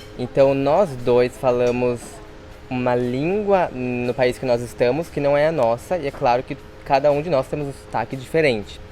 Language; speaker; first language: Portuguese; native; Portuguese